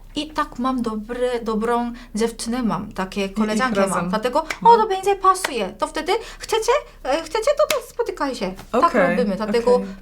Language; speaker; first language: Polish; non-native, fluent; Korean